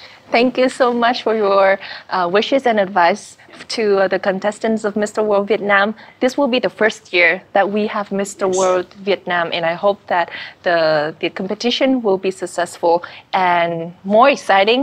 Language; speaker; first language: English; non-native, fluent; Vietnamese